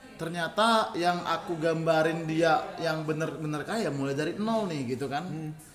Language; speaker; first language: Indonesian; native; Indonesian